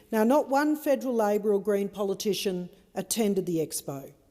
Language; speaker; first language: English; native; English